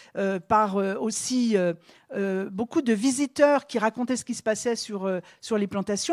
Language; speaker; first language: French; native; French